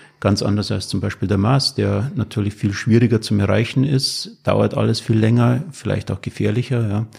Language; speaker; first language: German; native; German